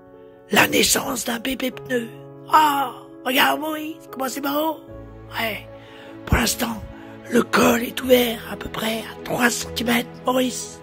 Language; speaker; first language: French; native; French